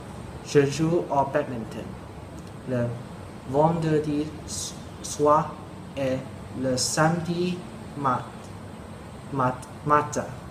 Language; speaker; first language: French; non-native, learner; Cantonese